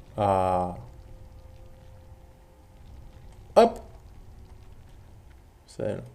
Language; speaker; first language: French; native; French